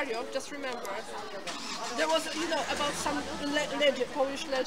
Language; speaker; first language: English; non-native, fluent; Polish